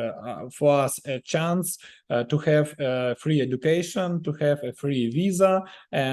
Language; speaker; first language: English; non-native, learner; Ukrainian